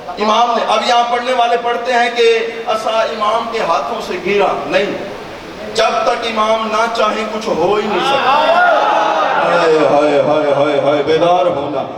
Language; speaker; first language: Urdu; non-native, local second language; Saraiki